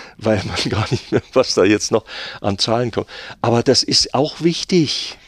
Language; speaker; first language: German; native; German